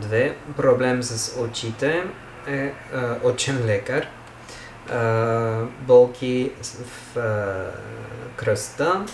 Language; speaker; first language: Bulgarian; non-native, learner; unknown